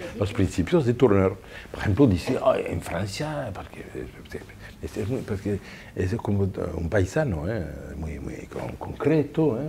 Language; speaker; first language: Spanish; non-native, fluent; French